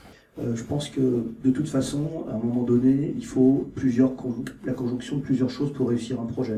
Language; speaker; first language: French; native; French